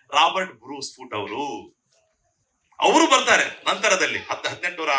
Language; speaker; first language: Kannada; native; Kannada